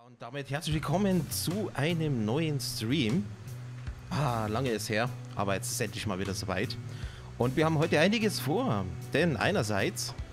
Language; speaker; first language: German; native; German